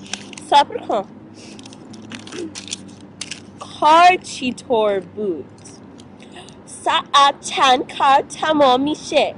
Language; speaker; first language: Persian; non-native, learner; English